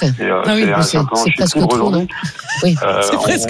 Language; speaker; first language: French; native; French